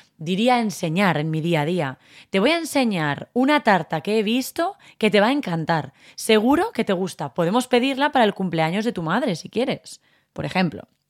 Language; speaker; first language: Spanish; native; Spanish